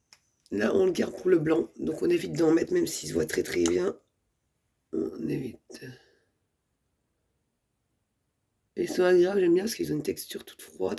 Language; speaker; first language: French; native; French